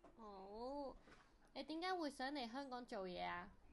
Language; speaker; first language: Cantonese; native; Cantonese